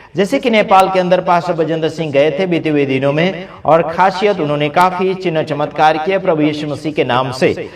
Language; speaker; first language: Hindi; non-native, local second language; Gujarati